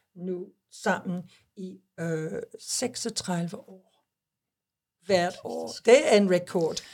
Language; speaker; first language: Danish; non-native, fluent; English